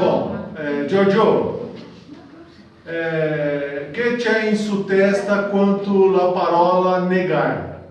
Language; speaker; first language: Italian; non-native, learner; Portuguese